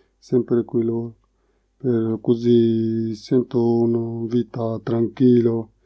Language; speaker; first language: Italian; non-native, learner; Punjabi